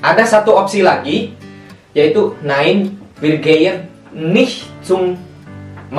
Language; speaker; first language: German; non-native, learner; Indonesian